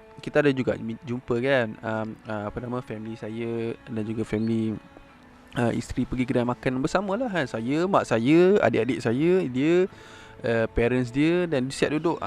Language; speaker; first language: Malay; native; Malay